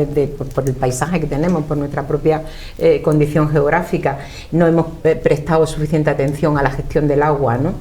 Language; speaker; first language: Spanish; native; Spanish